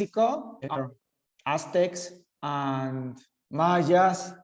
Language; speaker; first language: English; non-native, learner; Spanish